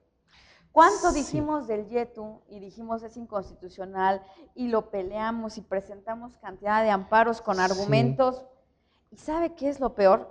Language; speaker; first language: Spanish; native; Spanish